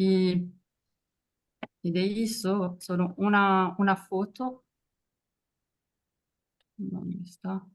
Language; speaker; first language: Spanish; non-native, fluent; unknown